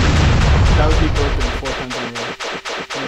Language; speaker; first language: English; native; English